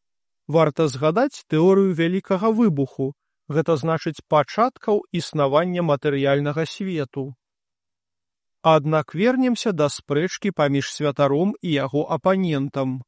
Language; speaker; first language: Belarusian; native; Belarusian